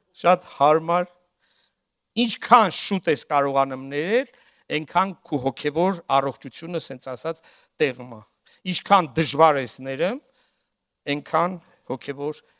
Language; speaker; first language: Armenian; native; Armenian